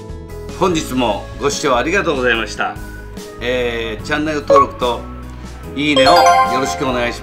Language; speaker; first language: Japanese; native; Japanese